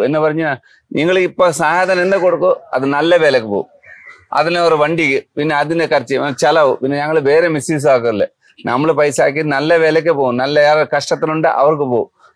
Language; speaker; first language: Malayalam; non-native, learner; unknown